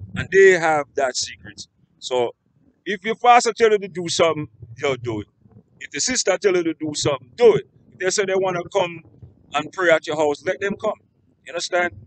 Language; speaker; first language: English; native; English